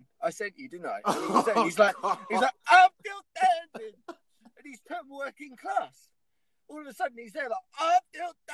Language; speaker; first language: English; native; English